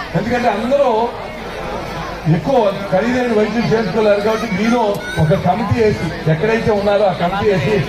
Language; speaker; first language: Telugu; native; Telugu